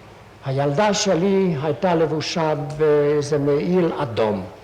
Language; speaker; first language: Hebrew; non-native, fluent; Hungarian